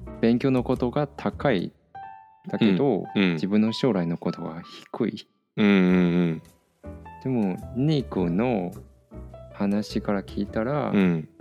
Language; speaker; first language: Japanese; non-native, fluent; Chinese